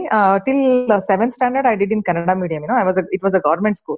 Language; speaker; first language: English; non-native, local second language; Kannada